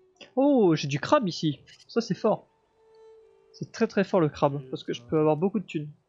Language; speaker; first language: French; native; French